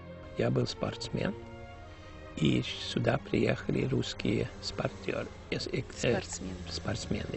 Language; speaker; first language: Russian; early bilingual, heritage; Russian